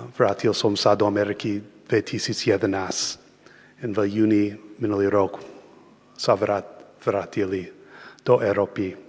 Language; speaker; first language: Slovak; non-native, learner; English